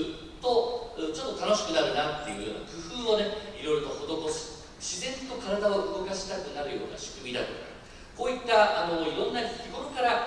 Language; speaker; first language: Japanese; native; Japanese